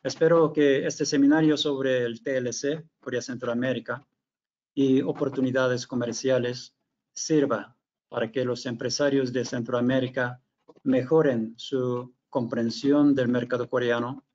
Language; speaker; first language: Spanish; non-native, fluent; Korean